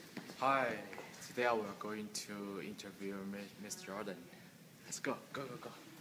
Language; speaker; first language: English; non-native, learner; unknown